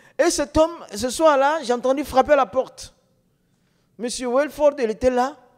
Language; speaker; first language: French; non-native, local second language; Dyula